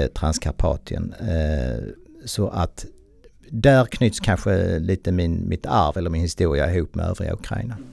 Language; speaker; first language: Swedish; native; Swedish